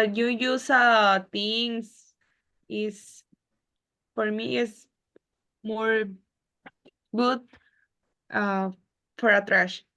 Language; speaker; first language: English; non-native, learner; Spanish